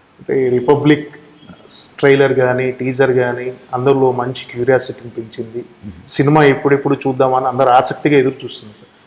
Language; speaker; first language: Telugu; native; Telugu